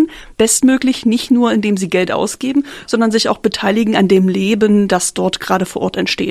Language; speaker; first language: German; native; German